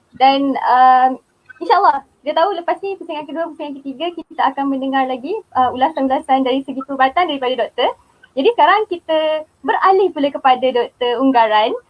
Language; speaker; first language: Malay; native; Malay